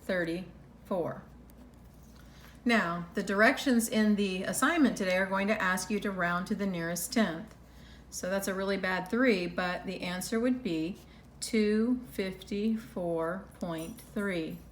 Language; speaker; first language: English; native; English